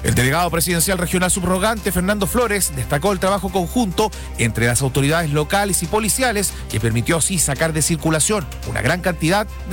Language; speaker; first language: Spanish; native; Spanish